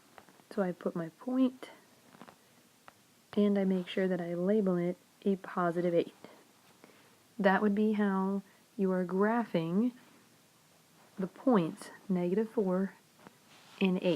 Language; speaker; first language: English; native; English